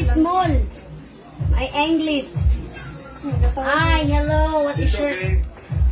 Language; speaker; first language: English; non-native, learner; Filipino